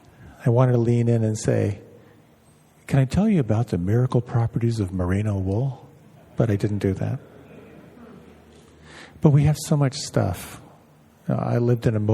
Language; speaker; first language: English; native; English